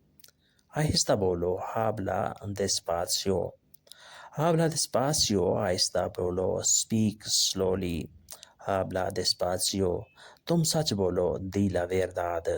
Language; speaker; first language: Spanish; non-native, learner; Urdu